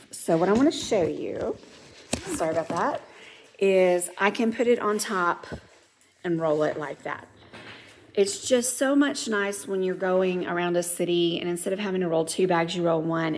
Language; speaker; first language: English; native; English